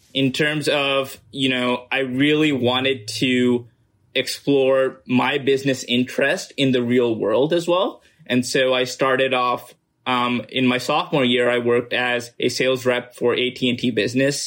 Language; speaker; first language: English; non-native, local second language; Urdu